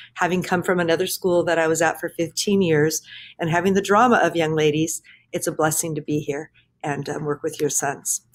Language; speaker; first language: English; native; English